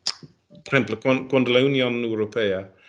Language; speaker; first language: Spanish; non-native, fluent; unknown